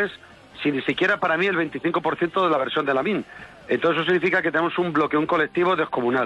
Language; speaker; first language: Spanish; native; Spanish